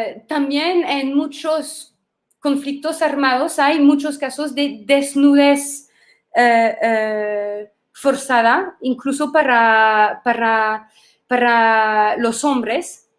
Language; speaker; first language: Spanish; non-native, fluent; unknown